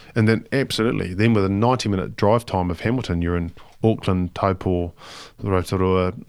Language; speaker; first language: English; native; English